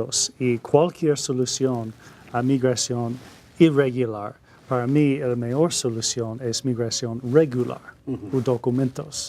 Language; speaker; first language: Spanish; non-native, fluent; English